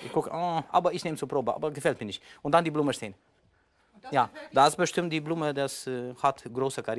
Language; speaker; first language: German; non-native, learner; Polish